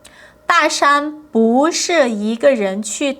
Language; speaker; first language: Chinese; non-native, fluent; Portuguese